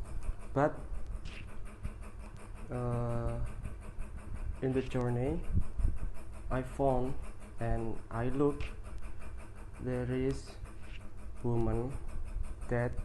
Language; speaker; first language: English; non-native, learner; Indonesian